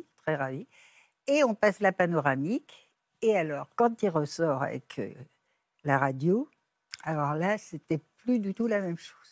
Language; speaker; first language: French; native; French